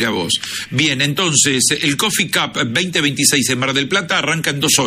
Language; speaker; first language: Spanish; native; Spanish